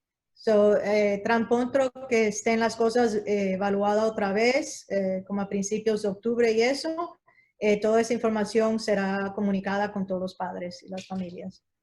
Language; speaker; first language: Spanish; early bilingual, heritage; Spanish